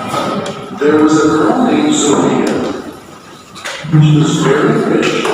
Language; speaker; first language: English; non-native, learner; Indonesian